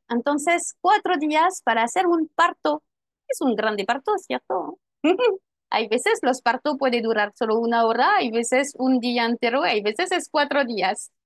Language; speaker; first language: Spanish; non-native, fluent; French